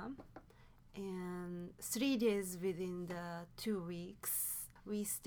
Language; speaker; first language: English; non-native, fluent; Japanese